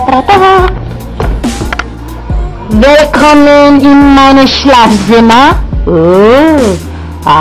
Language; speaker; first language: German; non-native, learner; English